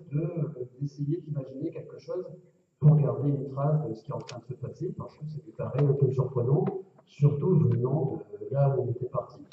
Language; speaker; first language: French; native; French